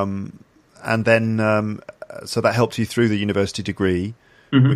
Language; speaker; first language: English; native; English